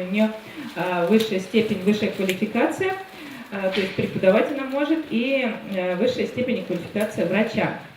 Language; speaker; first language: Russian; native; Russian